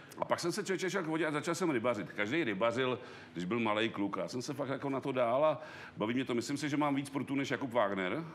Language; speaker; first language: Czech; native; Czech